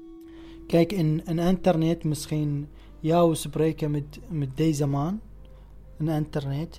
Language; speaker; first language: Dutch; non-native, learner; Arabic